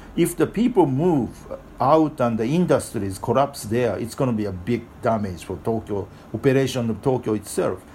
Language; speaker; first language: English; non-native, fluent; Japanese